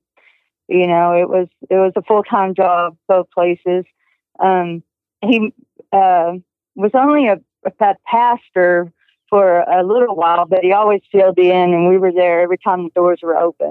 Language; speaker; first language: English; native; English